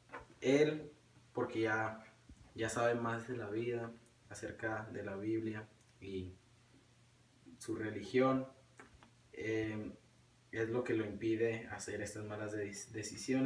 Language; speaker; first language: Spanish; early bilingual, heritage; Spanish